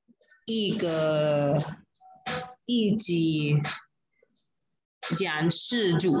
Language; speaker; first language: Chinese; non-native, learner; English